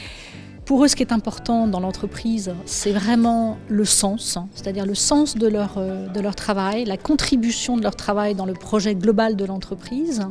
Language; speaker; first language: French; native; French